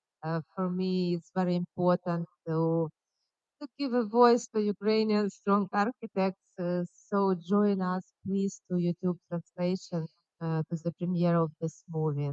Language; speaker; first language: English; non-native, fluent; Ukrainian